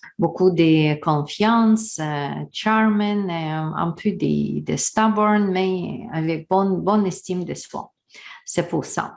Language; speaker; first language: French; non-native, learner; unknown